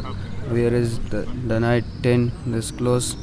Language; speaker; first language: English; non-native, learner; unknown